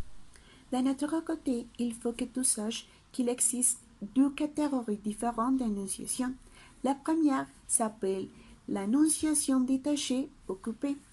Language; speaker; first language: French; non-native, learner; Spanish